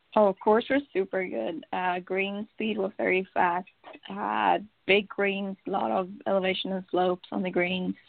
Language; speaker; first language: English; non-native, fluent; Swedish